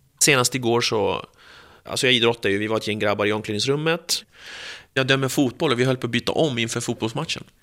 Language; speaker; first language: Swedish; early bilingual, other home language; Spanish